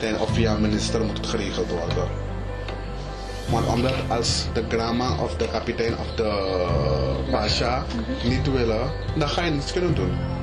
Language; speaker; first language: Dutch; non-native, local second language; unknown